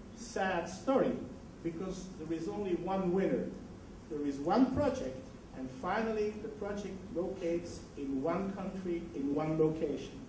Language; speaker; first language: English; non-native, fluent; Dutch